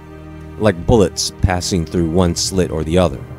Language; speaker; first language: English; native; English